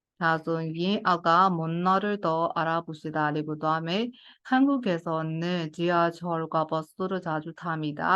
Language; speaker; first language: Korean; non-native, fluent; Burmese